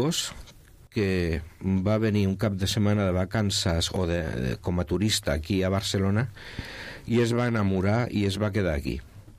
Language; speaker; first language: Catalan; non-native, local second language; Spanish